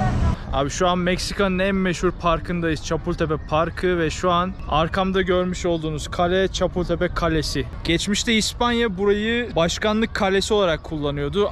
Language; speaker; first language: Turkish; native; Turkish